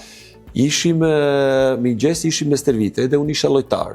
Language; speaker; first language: Albanian; non-native, learner; Serbian